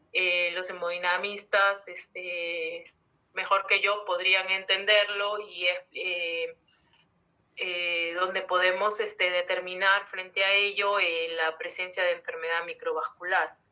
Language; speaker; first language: Spanish; native; Spanish